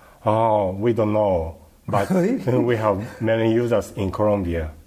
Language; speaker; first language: English; non-native, learner; Japanese